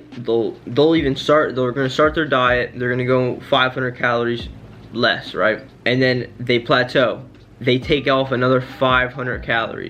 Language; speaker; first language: English; native; English